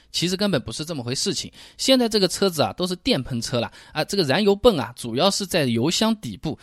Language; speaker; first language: Chinese; native; Chinese